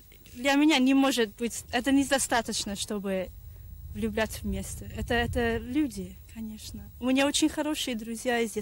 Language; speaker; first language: Russian; non-native, fluent; English